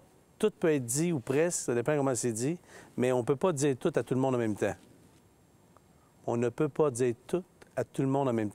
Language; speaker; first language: French; native; French